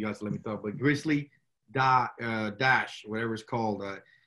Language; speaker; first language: English; early bilingual, other home language; Spanish